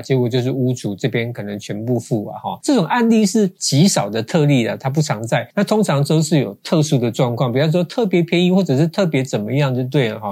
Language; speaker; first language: Chinese; native; Chinese